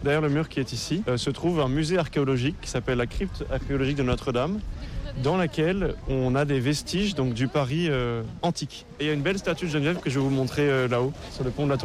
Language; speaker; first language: French; native; French